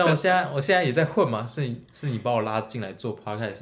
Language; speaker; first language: Chinese; native; Chinese